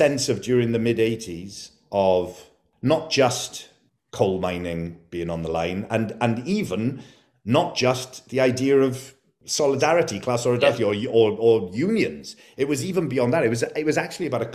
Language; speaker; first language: English; native; English